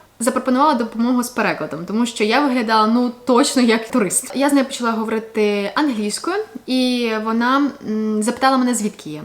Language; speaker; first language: Ukrainian; native; Ukrainian